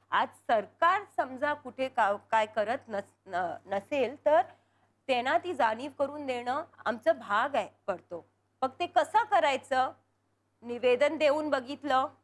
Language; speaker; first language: Marathi; non-native, local second language; Punjabi